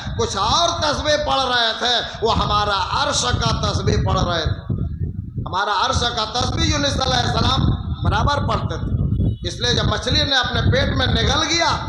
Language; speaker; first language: Urdu; non-native, local second language; Bangla